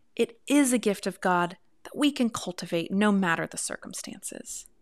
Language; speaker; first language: English; native; English